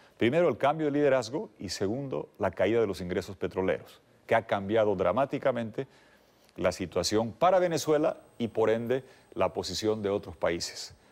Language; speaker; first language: Spanish; native; Spanish